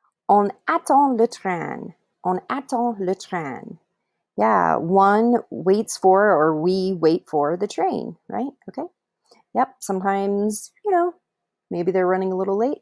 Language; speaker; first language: English; native; English